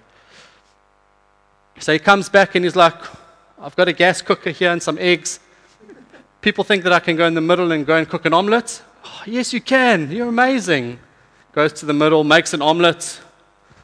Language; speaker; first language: English; native; English